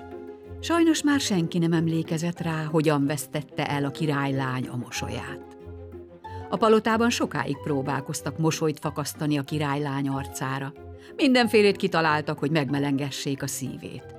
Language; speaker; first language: Hungarian; native; Hungarian